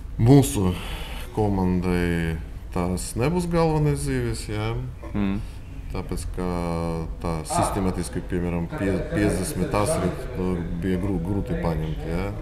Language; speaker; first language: Latvian; non-native, local second language; Russian